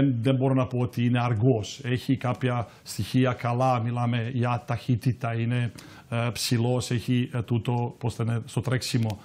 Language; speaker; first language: Greek; non-native, fluent; Serbian